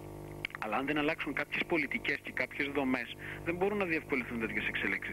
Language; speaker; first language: Greek; native; Greek